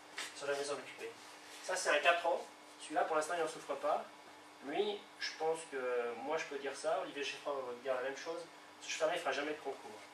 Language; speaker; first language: French; native; French